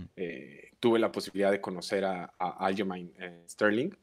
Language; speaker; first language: Spanish; native; Spanish